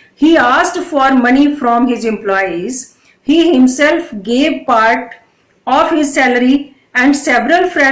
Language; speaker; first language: English; non-native, local second language; Punjabi